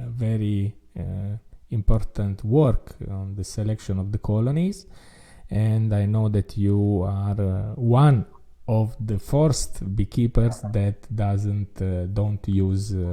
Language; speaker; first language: English; non-native, learner; Italian